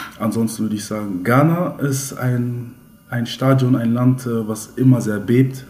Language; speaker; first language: German; early bilingual, other home language; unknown